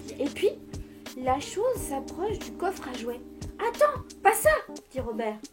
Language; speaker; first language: French; native; French